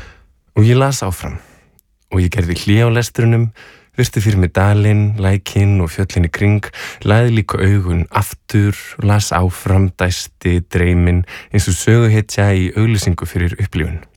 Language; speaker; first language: Icelandic; native; Icelandic